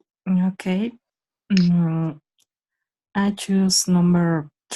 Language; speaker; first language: English; non-native, learner; Spanish